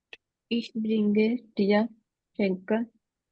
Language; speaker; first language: German; non-native, learner; Urdu